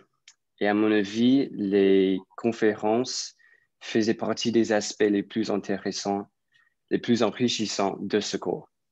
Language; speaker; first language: French; non-native, fluent; English